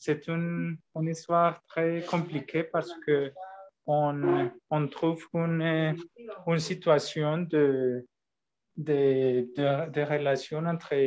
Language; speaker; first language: French; non-native, learner; Spanish